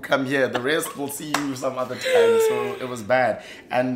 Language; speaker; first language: English; non-native, local second language; Xhosa